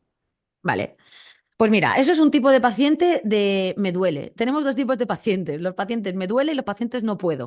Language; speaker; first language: Spanish; native; Spanish